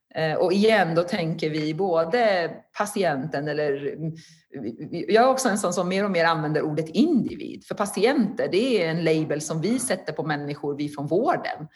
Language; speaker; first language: Swedish; non-native, fluent; Persian